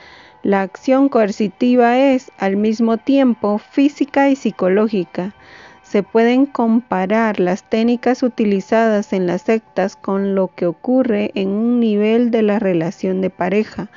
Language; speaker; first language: Spanish; native; Spanish